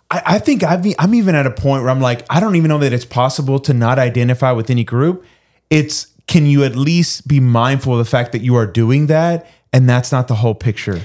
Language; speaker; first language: English; early bilingual, other home language; Spanish